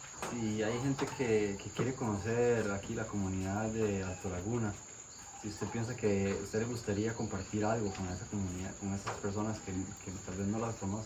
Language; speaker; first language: Spanish; native; Spanish